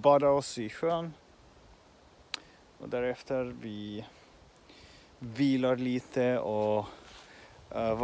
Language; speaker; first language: Swedish; non-native, learner; Finnish